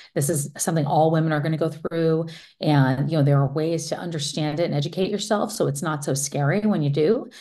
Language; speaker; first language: English; native; English